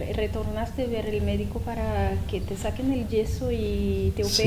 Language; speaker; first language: Spanish; non-native, fluent; French